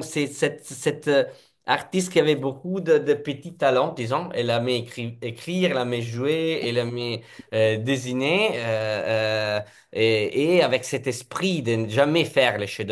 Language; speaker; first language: French; non-native, fluent; Italian